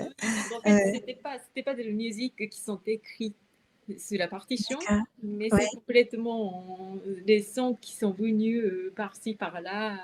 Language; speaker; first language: French; non-native, fluent; Japanese